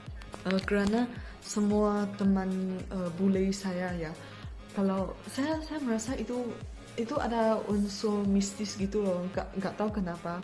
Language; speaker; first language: Indonesian; non-native, fluent; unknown